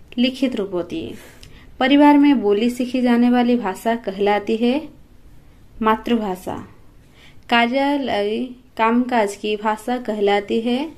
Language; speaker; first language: Hindi; native; Hindi